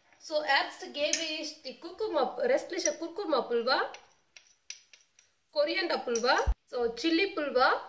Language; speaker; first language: German; non-native, learner; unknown